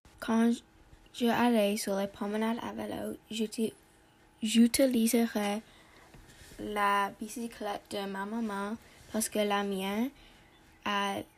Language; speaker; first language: French; non-native, learner; English